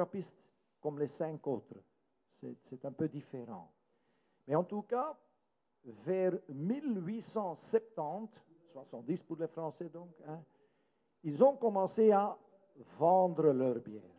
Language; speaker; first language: French; non-native, local second language; Dutch